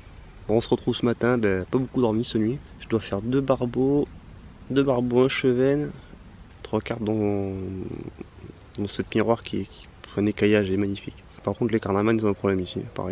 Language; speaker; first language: French; native; French